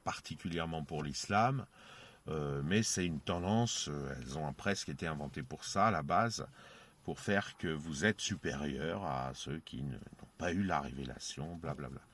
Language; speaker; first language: French; native; French